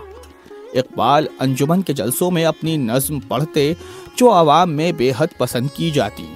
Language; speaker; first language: Urdu; native; Urdu